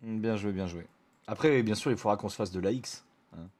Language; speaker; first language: French; native; French